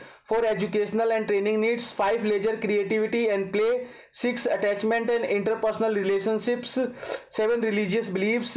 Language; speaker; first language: English; non-native, local second language; Hindi